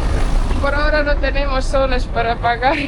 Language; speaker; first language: Spanish; non-native, fluent; Estonian